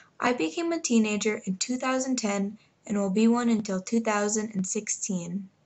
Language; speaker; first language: English; native; English